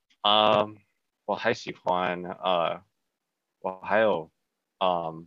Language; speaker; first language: Chinese; non-native, learner; English